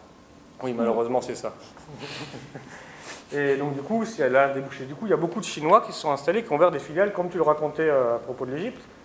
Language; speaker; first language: French; native; French